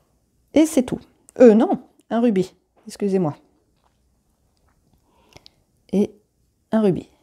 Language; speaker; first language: French; native; French